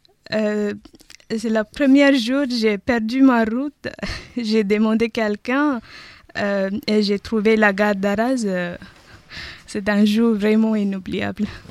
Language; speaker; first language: French; non-native, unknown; Tamil